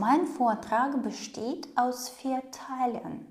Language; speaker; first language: German; non-native, fluent; Ukrainian